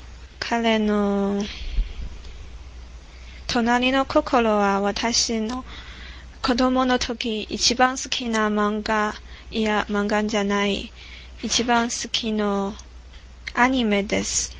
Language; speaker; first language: Japanese; non-native, learner; English